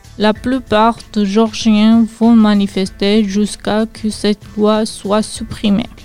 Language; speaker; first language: French; non-native, learner; Georgian